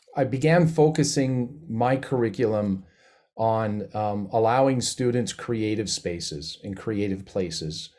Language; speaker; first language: English; native; English